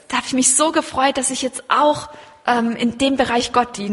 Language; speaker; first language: German; native; German